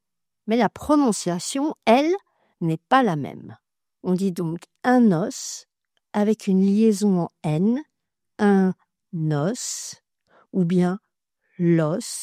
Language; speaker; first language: French; native; French